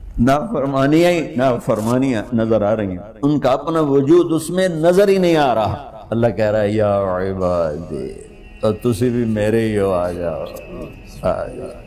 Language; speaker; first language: Urdu; non-native, local second language; Punjabi